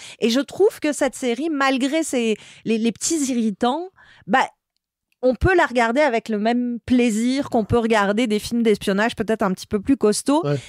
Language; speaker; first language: French; native; French